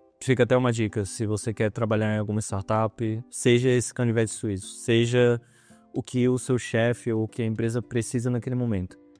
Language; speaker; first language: Portuguese; native; Portuguese